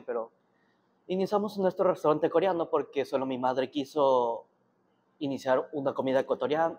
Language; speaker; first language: Spanish; early bilingual, heritage; Korean